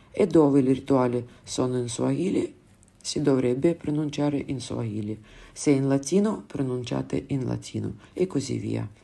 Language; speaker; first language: Italian; non-native, fluent; Russian